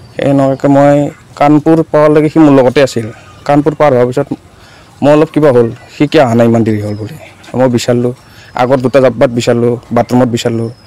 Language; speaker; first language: Assamese; non-native, local second language; Bodo